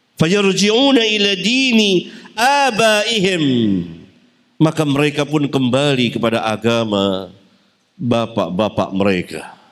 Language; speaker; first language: Malay; native; Malay